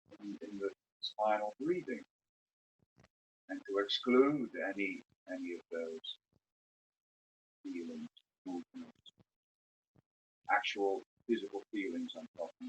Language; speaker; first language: English; native; English